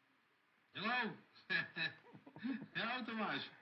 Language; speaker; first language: English; non-native, learner; Czech